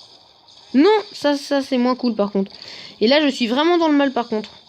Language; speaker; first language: French; native; French